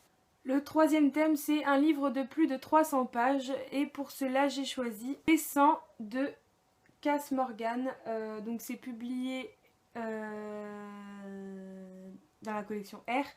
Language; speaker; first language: French; native; French